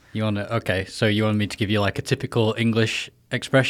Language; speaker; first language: English; native; English